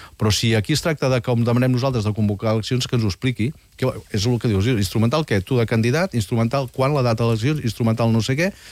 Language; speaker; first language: Catalan; native; Catalan